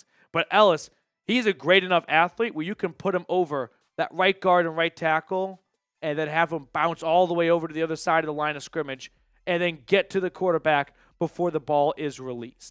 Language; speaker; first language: English; native; English